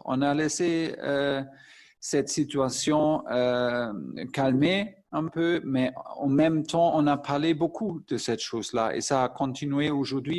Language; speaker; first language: French; non-native, fluent; German